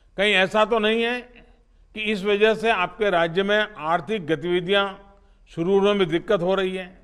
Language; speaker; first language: Hindi; non-native, local second language; Gujarati